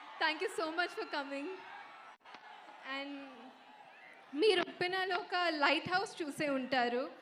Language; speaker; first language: Telugu; non-native, local second language; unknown